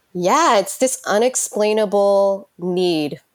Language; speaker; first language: English; native; English